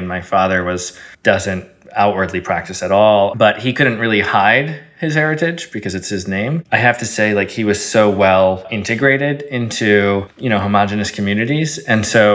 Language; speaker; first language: English; early bilingual, other home language; Arabic